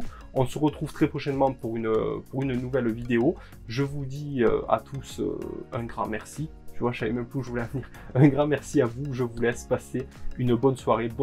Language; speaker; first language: French; native; French